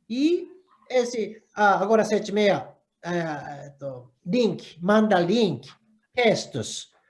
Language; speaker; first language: Portuguese; non-native, learner; Japanese